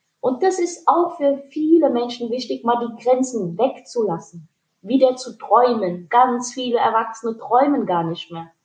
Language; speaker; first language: German; early bilingual, other home language; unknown